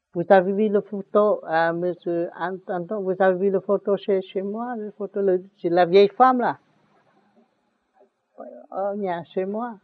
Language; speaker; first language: French; non-native, learner; Vietnamese